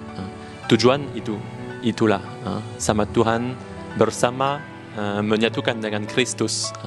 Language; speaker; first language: Indonesian; non-native, learner; French